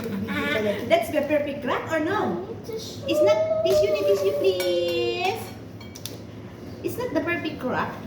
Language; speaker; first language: English; non-native, learner; Filipino